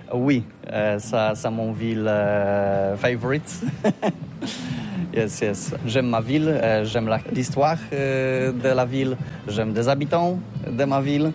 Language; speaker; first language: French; non-native, learner; Polish